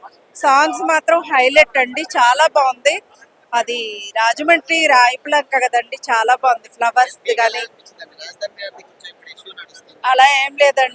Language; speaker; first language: Telugu; native; Telugu